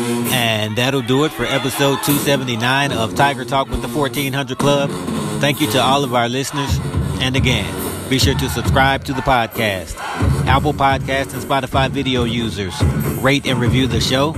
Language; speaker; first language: English; native; English